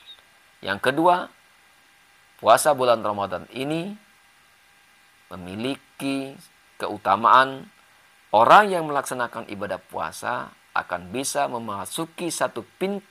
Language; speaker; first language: Indonesian; native; Indonesian